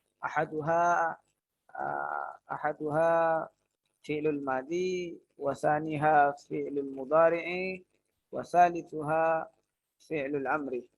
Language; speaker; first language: Arabic; non-native, learner; Indonesian